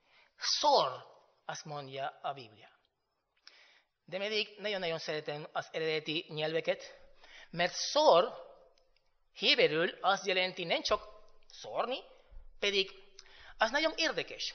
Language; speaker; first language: Hungarian; non-native, fluent; Spanish